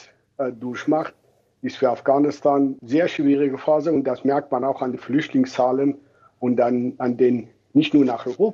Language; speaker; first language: German; non-native, fluent; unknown